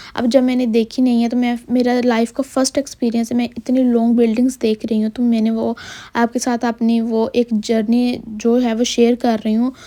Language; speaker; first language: Urdu; non-native, local second language; Punjabi